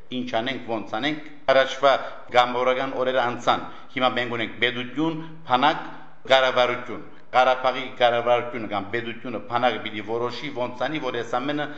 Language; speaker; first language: Armenian; early bilingual, heritage; Armenian